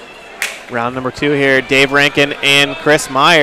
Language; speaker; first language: English; native; English